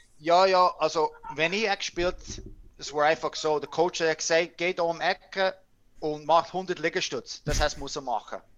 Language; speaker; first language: German; early bilingual, heritage; English